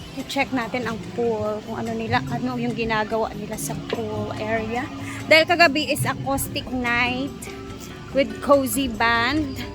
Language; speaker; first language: Filipino; non-native, local second language; Cebuano